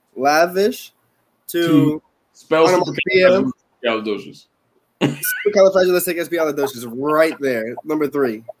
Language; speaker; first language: English; non-native, fluent; Spanish